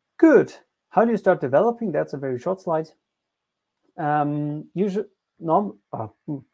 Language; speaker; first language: English; non-native, fluent; German